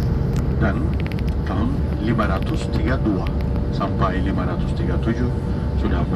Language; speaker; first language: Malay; non-native, fluent; Turkish